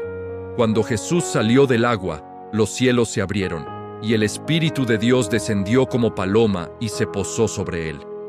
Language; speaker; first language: Spanish; native; Spanish